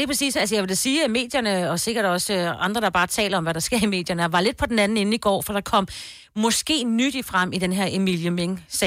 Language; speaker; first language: Danish; native; Danish